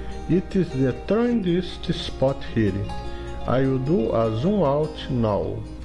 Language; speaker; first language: English; non-native, fluent; Portuguese